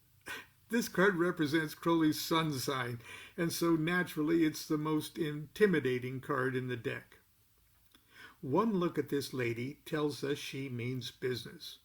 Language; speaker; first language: English; native; English